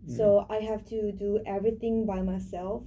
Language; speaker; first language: English; non-native, learner; Korean